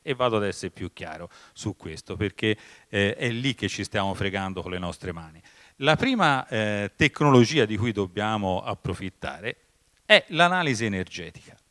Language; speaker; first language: Italian; native; Italian